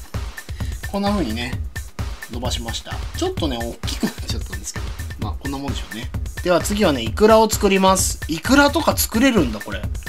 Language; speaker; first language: Japanese; native; Japanese